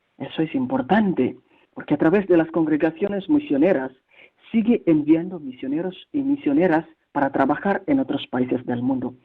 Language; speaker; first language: Spanish; non-native, fluent; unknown